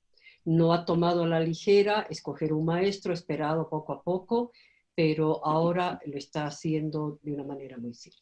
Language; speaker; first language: Spanish; native; Spanish